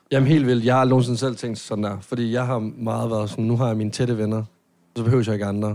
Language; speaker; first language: Danish; native; Danish